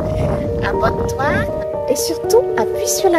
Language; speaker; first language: French; native; French